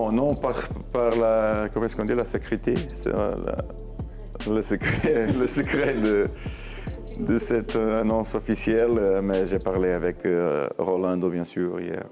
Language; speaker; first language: French; non-native, learner; Portuguese